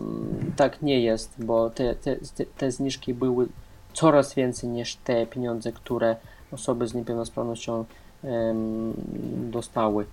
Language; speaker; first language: Polish; non-native, fluent; Russian